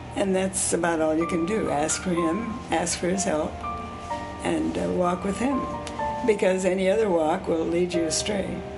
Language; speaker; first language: English; early bilingual, other home language; Swiss German